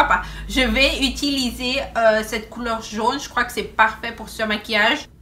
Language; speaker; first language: French; non-native, fluent; Spanish